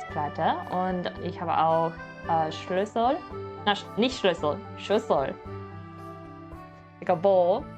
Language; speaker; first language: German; non-native, learner; English